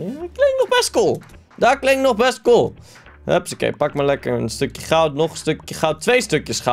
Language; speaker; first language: Dutch; native; Dutch